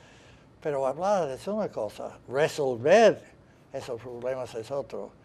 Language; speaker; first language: Spanish; non-native, fluent; English